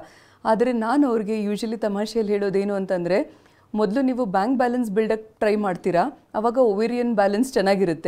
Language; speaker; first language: Kannada; native; Kannada